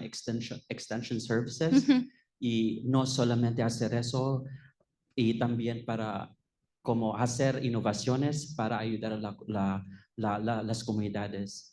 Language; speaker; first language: Spanish; non-native, fluent; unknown